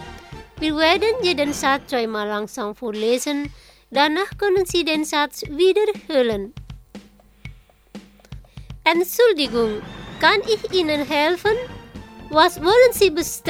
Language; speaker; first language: German; non-native, fluent; Indonesian